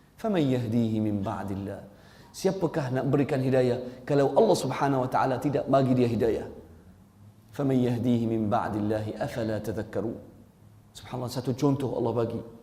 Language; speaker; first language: Malay; non-native, fluent; Arabic